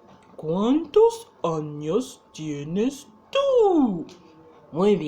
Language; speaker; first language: Spanish; non-native, fluent; English